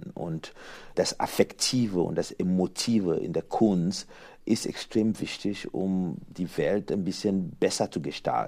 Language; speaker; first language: German; non-native, fluent; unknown